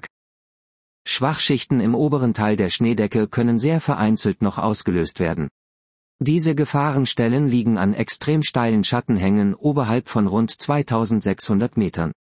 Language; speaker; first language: German; native; German